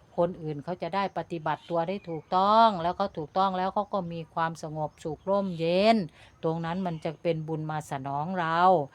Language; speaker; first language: Thai; native; Thai